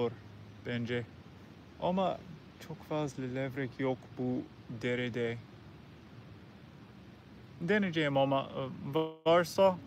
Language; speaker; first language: Turkish; non-native, learner; English